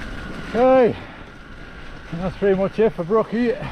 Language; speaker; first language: English; native; English